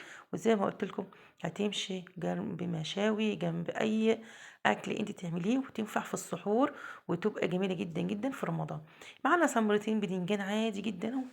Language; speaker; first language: Arabic; native; Arabic